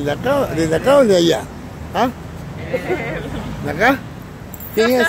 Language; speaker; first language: Spanish; native; Spanish